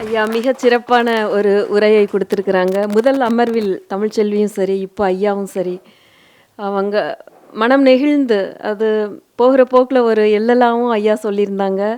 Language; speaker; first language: Tamil; non-native, local second language; Telugu